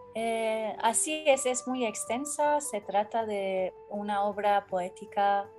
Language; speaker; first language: Spanish; non-native, fluent; Persian